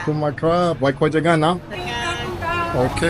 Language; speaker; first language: Thai; non-native, learner; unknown